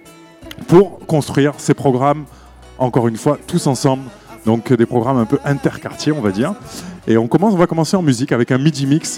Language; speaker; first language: French; native; French